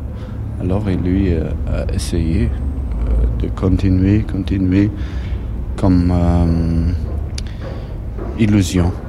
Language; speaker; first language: French; non-native, fluent; German